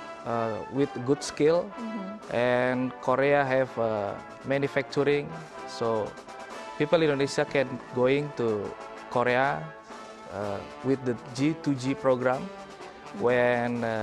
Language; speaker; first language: English; non-native, learner; Indonesian